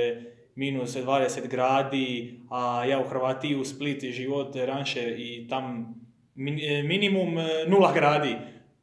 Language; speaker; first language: Russian; non-native, learner; Croatian